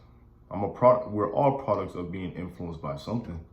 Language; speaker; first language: English; native; English